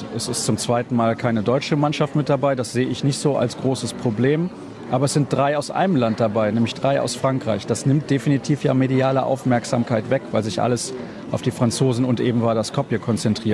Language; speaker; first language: German; native; German